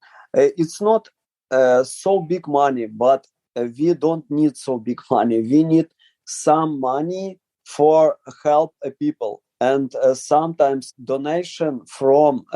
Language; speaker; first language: English; non-native, learner; Ukrainian